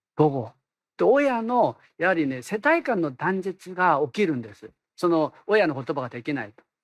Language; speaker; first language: Japanese; non-native, fluent; Korean